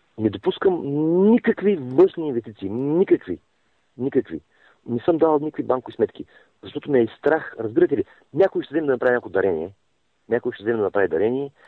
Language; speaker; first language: Bulgarian; non-native, local second language; Turkish